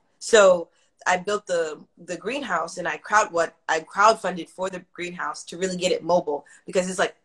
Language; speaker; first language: English; native; English